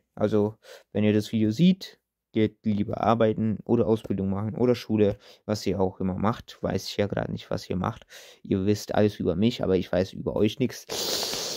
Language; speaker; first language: German; early bilingual, other home language; Turkish